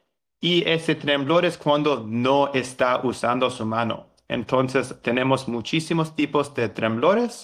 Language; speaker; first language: Spanish; non-native, fluent; English